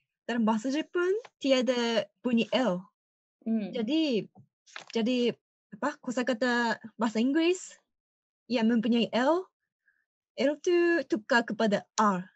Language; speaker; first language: Indonesian; non-native, learner; Japanese